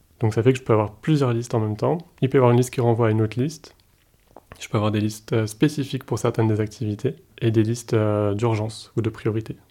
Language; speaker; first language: French; native; French